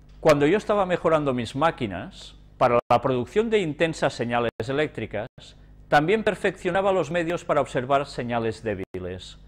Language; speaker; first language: Spanish; native; Spanish